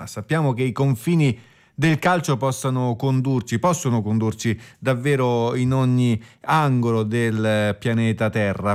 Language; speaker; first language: Italian; native; Italian